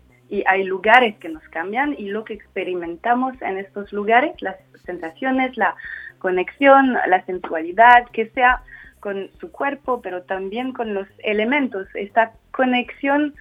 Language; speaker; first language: Spanish; non-native, fluent; French